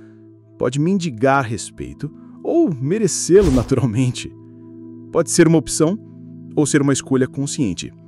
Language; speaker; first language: Portuguese; native; Portuguese